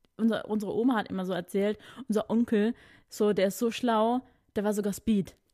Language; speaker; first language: German; early bilingual, other home language; Filipino